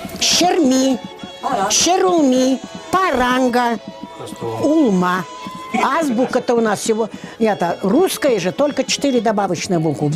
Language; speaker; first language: Russian; non-native, local second language; Chuvash